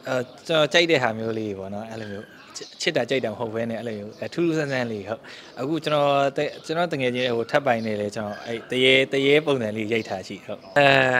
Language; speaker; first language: Burmese; native; Burmese